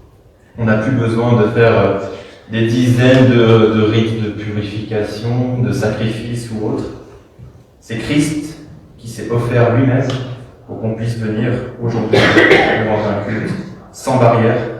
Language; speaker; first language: French; native; French